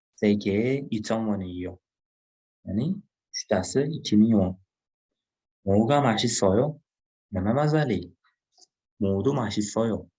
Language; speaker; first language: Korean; non-native, fluent; Uzbek